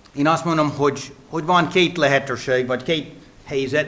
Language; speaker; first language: Hungarian; non-native, fluent; English